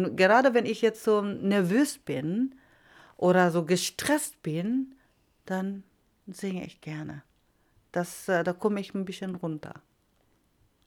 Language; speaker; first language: German; non-native, fluent; Iloko